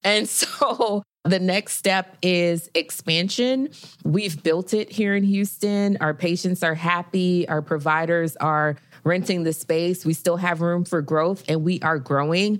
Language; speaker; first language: English; native; English